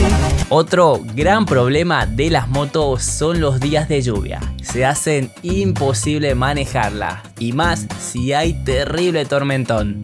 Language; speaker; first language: Spanish; native; Spanish